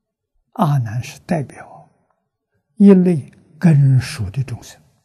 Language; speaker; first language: Chinese; native; Chinese